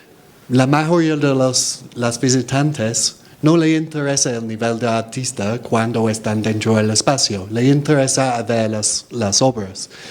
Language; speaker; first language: Spanish; non-native, fluent; English